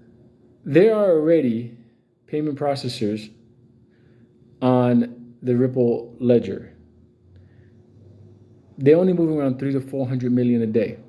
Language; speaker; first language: English; native; English